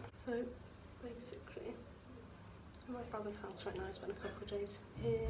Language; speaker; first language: English; native; English